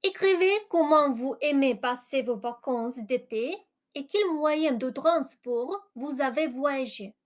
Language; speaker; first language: French; non-native, fluent; Ukrainian